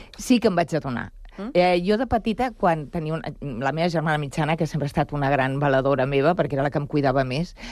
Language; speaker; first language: Catalan; non-native, local second language; Spanish